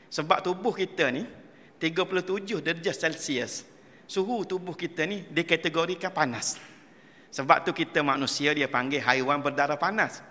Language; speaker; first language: Malay; native; Malay